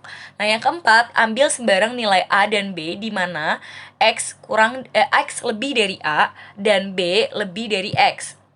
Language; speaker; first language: Indonesian; native; Indonesian